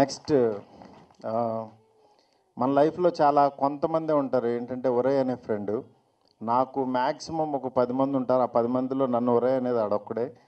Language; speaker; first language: Telugu; native; Telugu